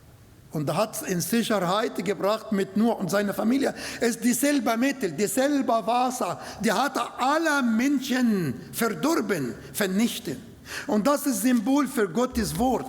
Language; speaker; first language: German; non-native, learner; Arabic